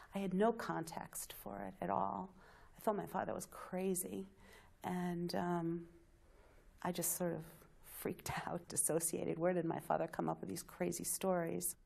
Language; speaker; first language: English; native; English